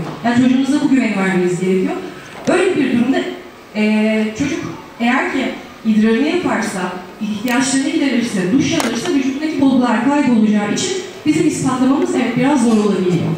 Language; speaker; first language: Turkish; native; Turkish